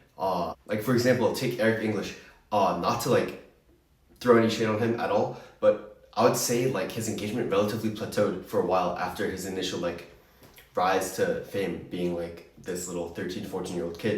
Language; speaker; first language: English; native; English